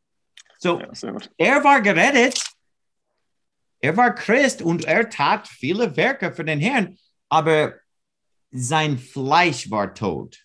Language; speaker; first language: German; non-native, learner; English